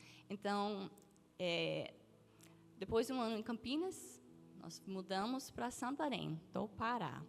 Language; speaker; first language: Portuguese; non-native, fluent; English